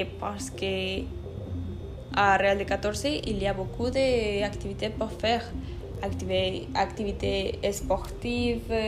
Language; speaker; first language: French; non-native, learner; Spanish